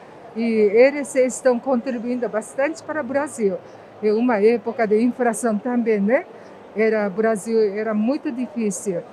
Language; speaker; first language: Portuguese; non-native, fluent; Japanese